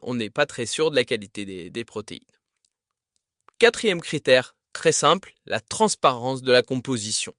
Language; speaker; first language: French; native; French